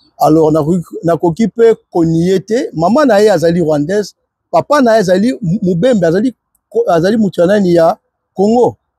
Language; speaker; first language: Lingala; native; Lingala